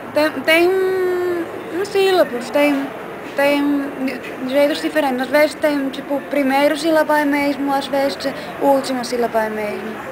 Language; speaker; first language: Portuguese; non-native, learner; Finnish